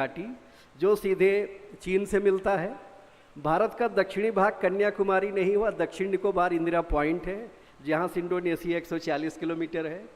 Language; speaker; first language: Hindi; native; Hindi